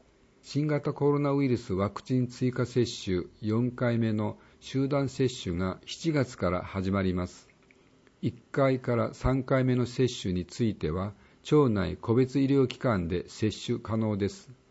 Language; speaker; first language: Japanese; native; Japanese